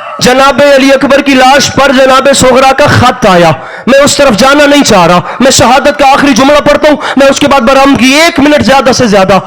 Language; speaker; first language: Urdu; non-native, local second language; Punjabi